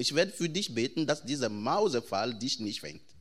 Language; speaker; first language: German; non-native, fluent; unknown